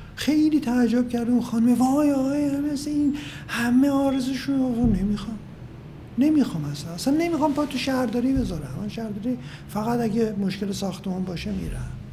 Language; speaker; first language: Persian; non-native, local second language; Armenian